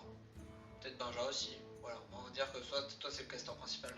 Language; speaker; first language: French; native; French